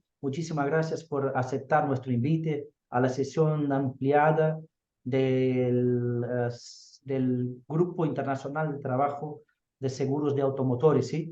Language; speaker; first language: Spanish; non-native, fluent; Portuguese